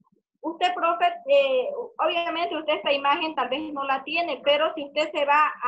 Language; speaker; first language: Spanish; native; Spanish